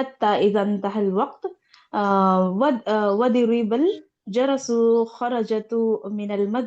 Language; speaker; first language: Arabic; non-native, learner; Urdu